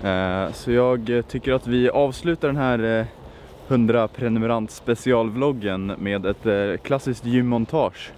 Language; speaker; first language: Swedish; native; Swedish